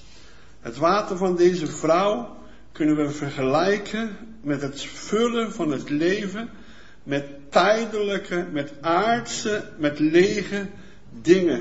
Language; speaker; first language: Dutch; non-native, fluent; Portuguese